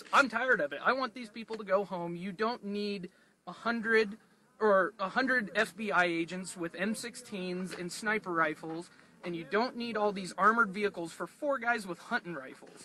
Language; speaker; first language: English; native; English